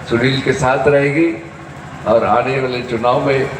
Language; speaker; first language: Hindi; non-native, local second language; Marathi